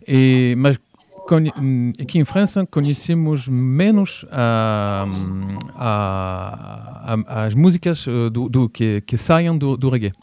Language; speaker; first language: Portuguese; early bilingual, heritage; French